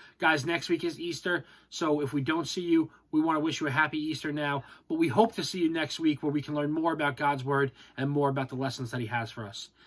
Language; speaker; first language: English; native; English